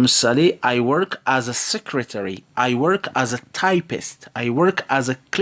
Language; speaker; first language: English; non-native, fluent; Amharic